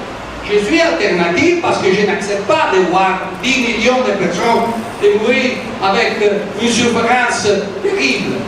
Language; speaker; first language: French; non-native, fluent; Italian